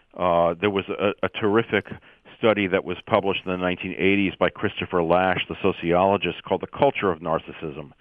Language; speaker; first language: English; native; English